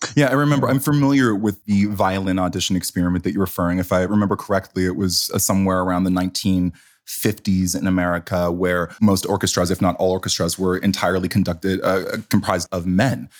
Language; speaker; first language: English; native; English